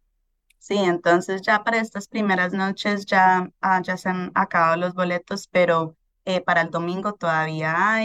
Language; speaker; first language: Spanish; early bilingual, heritage; Spanish